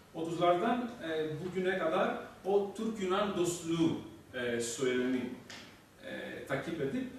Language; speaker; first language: Turkish; non-native, learner; Greek